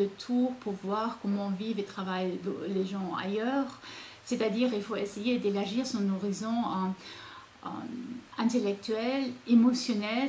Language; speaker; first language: French; non-native, fluent; German